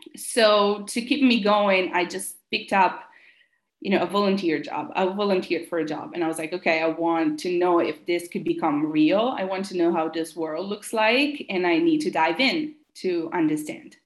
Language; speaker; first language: English; non-native, fluent; Italian